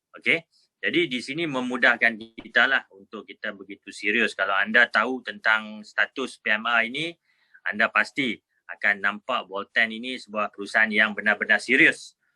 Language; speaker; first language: Malay; native; Malay